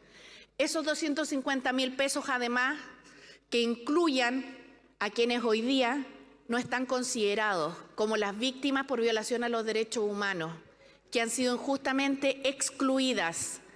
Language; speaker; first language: Spanish; native; Spanish